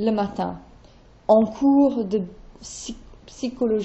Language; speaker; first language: French; non-native, fluent; English